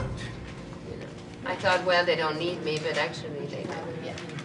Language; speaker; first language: English; non-native, fluent; French